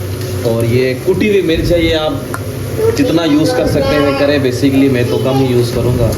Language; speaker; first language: Urdu; native; Urdu